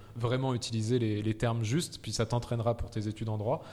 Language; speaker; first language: French; native; French